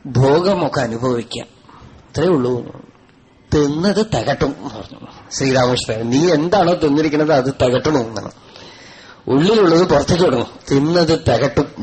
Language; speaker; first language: Malayalam; non-native, local second language; Tamil